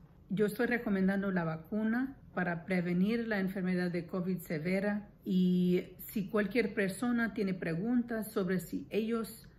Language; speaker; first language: Spanish; non-native, fluent; English